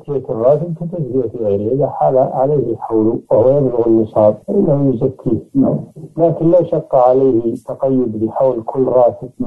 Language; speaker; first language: Arabic; native; Arabic